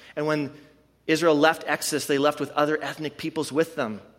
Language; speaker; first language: English; native; English